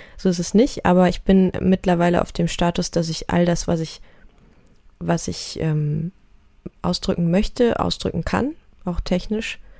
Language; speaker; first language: German; early bilingual, other home language; Russian